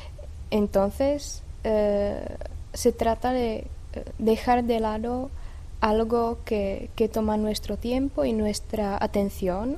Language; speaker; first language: Spanish; non-native, fluent; Czech